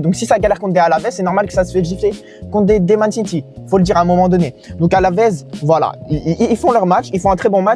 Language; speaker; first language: French; native; French